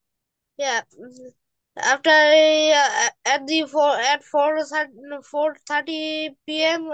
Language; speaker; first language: English; non-native, learner; Bangla